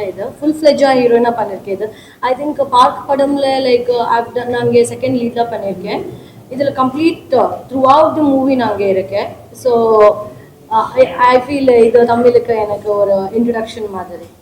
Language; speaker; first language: Tamil; non-native, learner; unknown